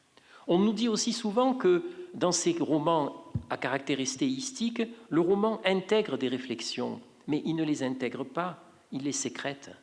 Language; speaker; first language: French; native; French